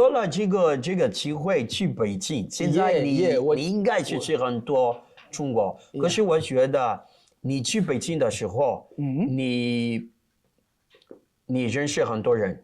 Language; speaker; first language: Chinese; non-native, learner; Portuguese